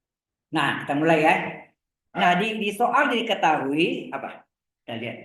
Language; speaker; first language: Indonesian; native; Indonesian